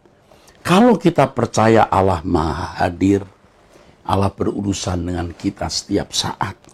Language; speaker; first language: Indonesian; native; Indonesian